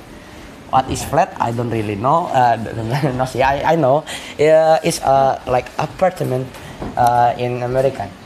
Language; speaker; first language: English; non-native, learner; Indonesian